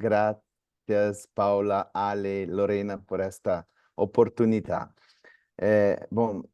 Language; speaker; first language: Spanish; non-native, learner; Portuguese